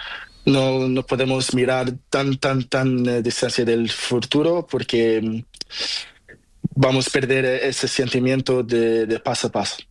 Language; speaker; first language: Spanish; non-native, learner; Portuguese